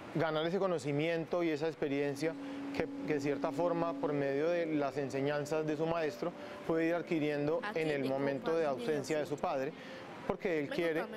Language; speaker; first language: Spanish; non-native, local second language; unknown